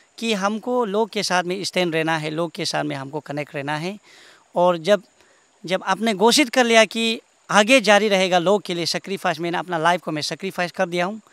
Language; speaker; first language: Hindi; non-native, local second language; Nyishi